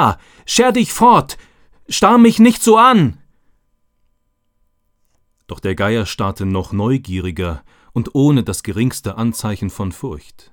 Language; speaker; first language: German; native; German